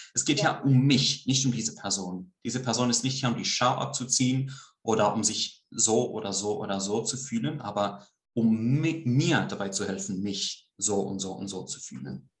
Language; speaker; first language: German; early bilingual, heritage; Swiss German